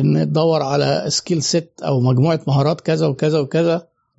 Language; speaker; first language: Arabic; native; Arabic